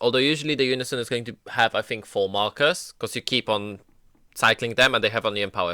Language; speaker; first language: English; native; English